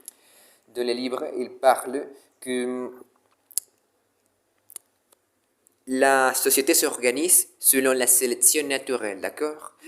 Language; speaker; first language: French; non-native, learner; Spanish